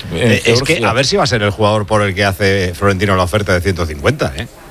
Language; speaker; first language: Spanish; native; Spanish